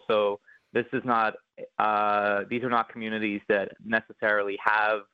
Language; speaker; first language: English; native; English